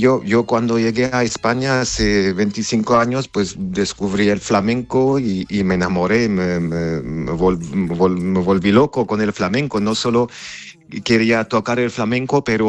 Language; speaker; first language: Spanish; non-native, fluent; Armenian